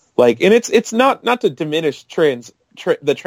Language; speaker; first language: English; native; English